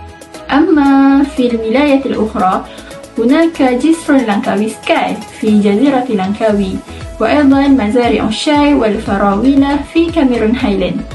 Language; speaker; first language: Arabic; non-native, learner; Malay